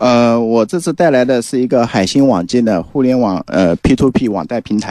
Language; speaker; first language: Chinese; native; Chinese